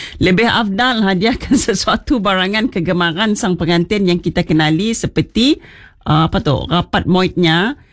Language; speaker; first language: Malay; native; Malay